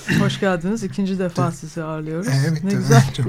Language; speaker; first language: Turkish; native; Turkish